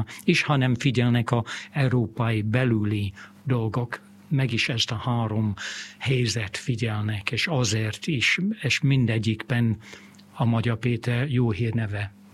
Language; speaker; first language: Hungarian; non-native, fluent; English